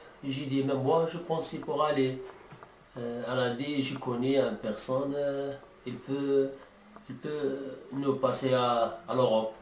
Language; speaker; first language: French; non-native, learner; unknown